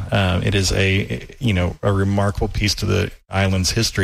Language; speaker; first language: English; native; English